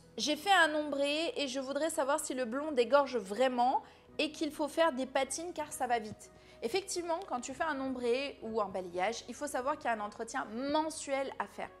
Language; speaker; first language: French; early bilingual, other home language; Arabic